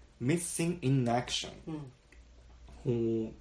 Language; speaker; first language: English; non-native, learner; Japanese